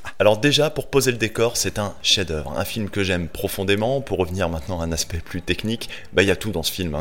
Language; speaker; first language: French; native; French